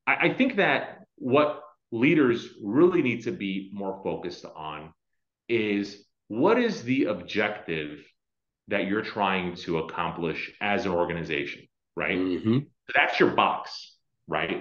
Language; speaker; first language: English; native; English